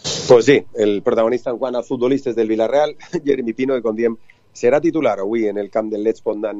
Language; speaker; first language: Spanish; non-native, local second language; Catalan